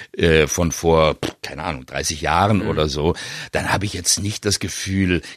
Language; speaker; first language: German; native; German